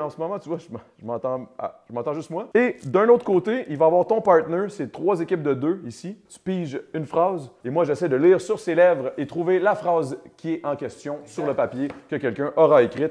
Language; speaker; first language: French; native; French